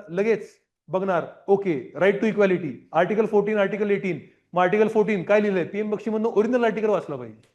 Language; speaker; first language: Marathi; non-native, local second language; Gujarati